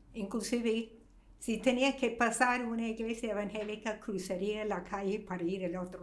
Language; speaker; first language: Spanish; non-native, fluent; English